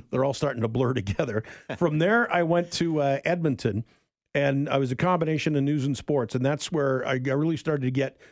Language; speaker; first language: English; native; English